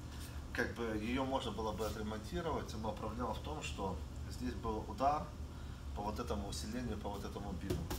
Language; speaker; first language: Russian; native; Russian